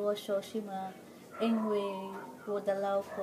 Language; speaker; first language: Chinese; non-native, learner; Filipino